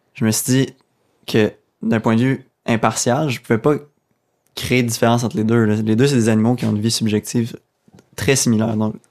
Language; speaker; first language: French; native; French